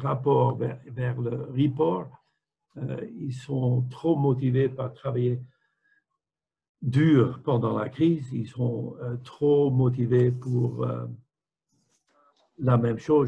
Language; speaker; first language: French; non-native, fluent; Dutch